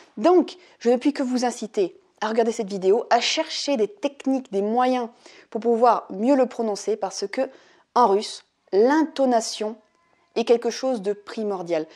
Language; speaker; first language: French; native; French